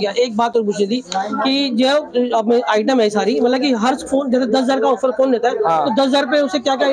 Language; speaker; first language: Hindi; native; Hindi